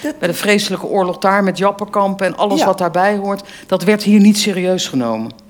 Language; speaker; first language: Dutch; native; Dutch